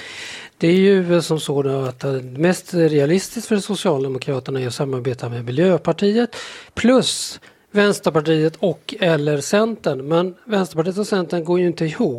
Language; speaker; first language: Swedish; native; Swedish